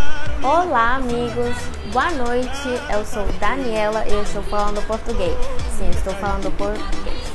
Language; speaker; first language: Portuguese; non-native, fluent; Spanish